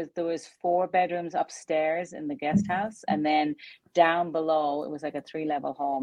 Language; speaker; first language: English; native; English